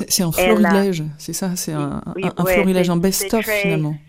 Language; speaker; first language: French; native; French